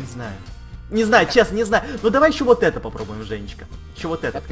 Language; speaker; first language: Russian; native; Russian